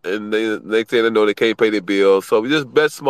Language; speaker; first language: English; native; English